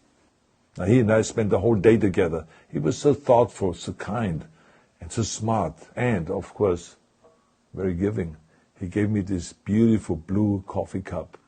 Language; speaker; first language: English; non-native, fluent; German